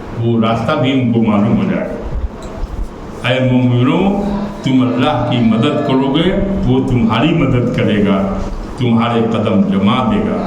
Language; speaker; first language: Urdu; native; Urdu